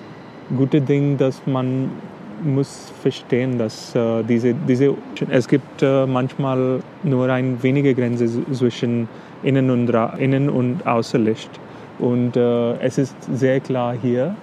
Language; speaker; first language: German; non-native, fluent; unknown